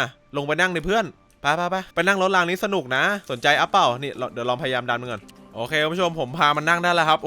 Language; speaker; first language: Thai; native; Thai